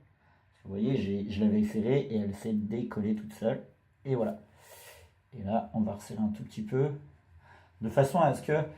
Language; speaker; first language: French; native; French